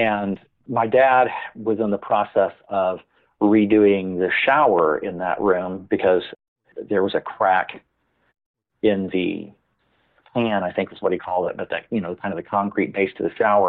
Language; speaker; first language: English; native; English